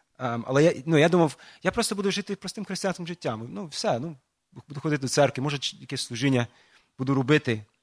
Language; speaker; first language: Ukrainian; non-native, fluent; English